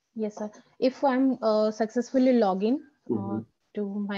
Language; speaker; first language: English; non-native, local second language; Hindi